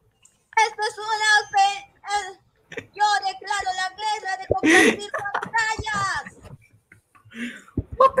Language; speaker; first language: Spanish; native; Spanish